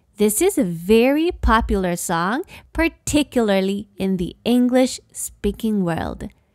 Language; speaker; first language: English; non-native, fluent; Chinese